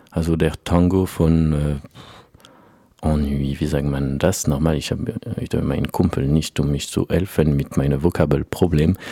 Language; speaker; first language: German; non-native, learner; French